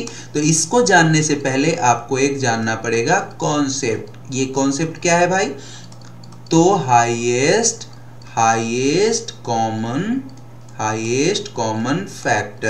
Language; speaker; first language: Hindi; native; Hindi